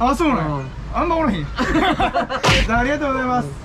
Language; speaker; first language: Japanese; native; Japanese